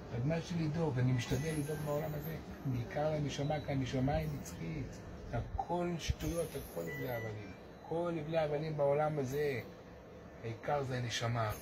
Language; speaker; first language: Hebrew; native; Hebrew